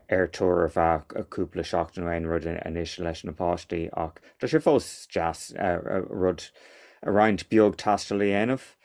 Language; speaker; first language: Irish; non-native, local second language; English